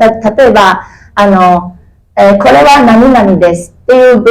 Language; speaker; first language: Japanese; non-native, fluent; Chinese